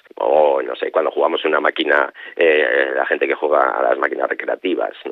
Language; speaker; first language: Spanish; native; Spanish